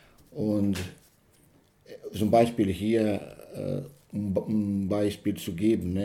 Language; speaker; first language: German; non-native, learner; Portuguese